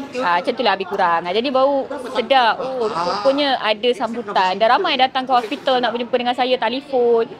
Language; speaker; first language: Malay; non-native, local second language; Tamil